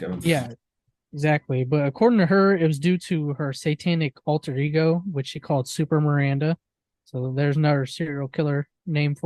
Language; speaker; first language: English; native; English